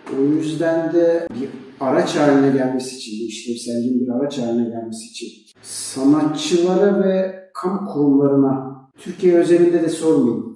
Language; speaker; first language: Turkish; native; Turkish